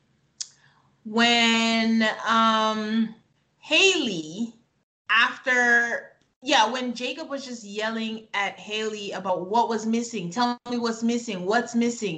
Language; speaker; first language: English; native; English